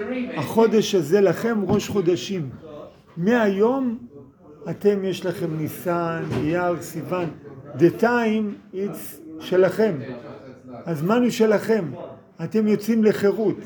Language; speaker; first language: Hebrew; non-native, fluent; English